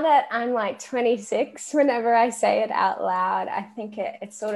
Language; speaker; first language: English; native; English